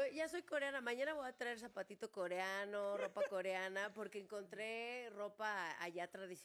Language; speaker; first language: Spanish; native; Spanish